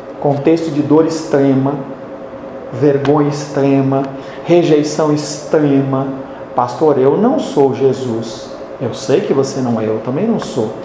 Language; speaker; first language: Portuguese; native; Portuguese